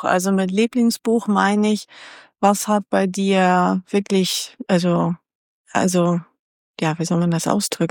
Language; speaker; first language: German; native; German